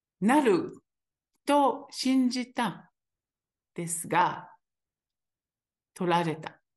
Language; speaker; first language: Japanese; non-native, fluent; Hebrew